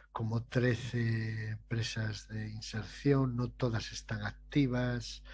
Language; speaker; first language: Spanish; non-native, local second language; Galician